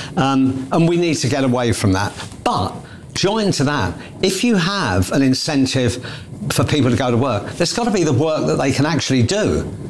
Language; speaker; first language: English; native; English